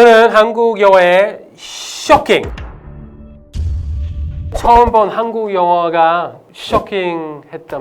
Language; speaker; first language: Korean; non-native, fluent; English